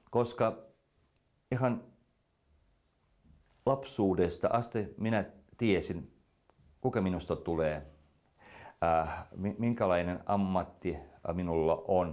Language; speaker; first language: Finnish; non-native, local second language; Russian